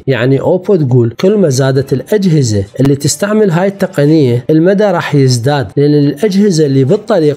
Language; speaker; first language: Arabic; native; Arabic